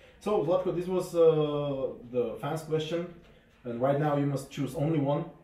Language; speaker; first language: English; non-native, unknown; Slovak